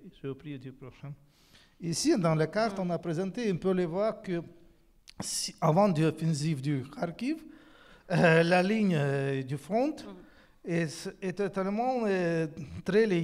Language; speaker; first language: French; non-native, fluent; Ukrainian